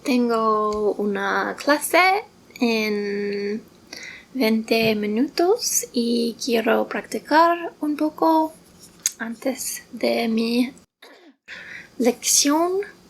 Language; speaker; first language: Spanish; non-native, learner; English